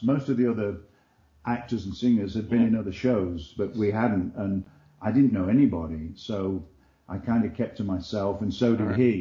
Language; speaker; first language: English; native; English